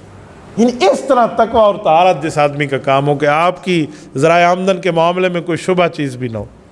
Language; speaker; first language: Urdu; native; Urdu